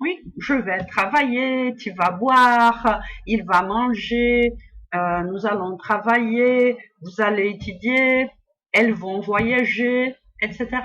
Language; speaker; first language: French; non-native, fluent; Portuguese